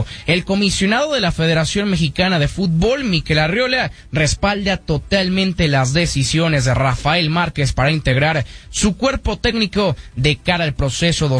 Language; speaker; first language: Spanish; native; Spanish